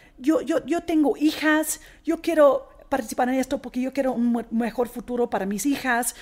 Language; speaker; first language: Spanish; non-native, fluent; English